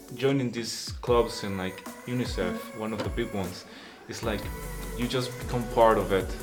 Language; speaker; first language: English; non-native, fluent; Spanish